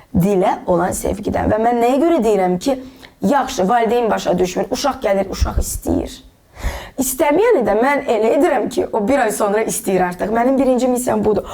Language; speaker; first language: Azerbaijani; non-native, local second language; Russian